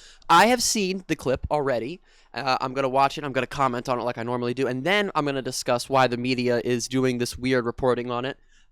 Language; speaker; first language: English; native; English